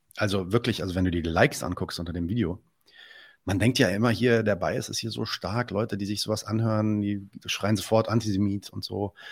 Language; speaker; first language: German; early bilingual, other home language; Arabic